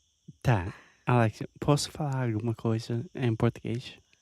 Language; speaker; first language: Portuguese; non-native, fluent; English